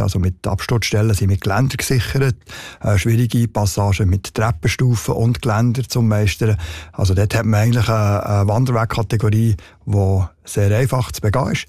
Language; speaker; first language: German; native; German